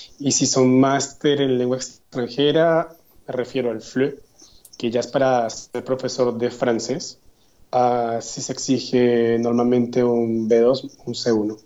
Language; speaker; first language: Spanish; native; Spanish